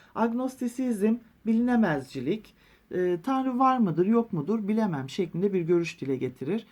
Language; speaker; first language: Turkish; native; Turkish